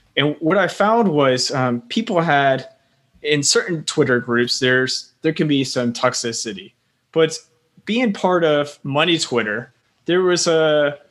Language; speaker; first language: English; native; English